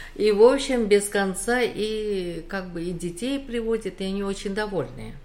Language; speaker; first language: Russian; native; Russian